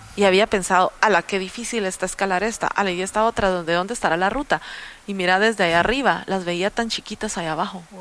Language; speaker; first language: Spanish; native; Spanish